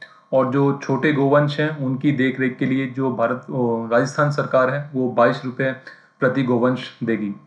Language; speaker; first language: Hindi; native; Hindi